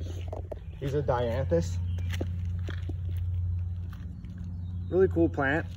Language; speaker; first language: English; native; English